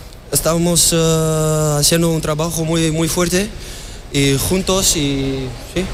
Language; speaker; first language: Spanish; non-native, learner; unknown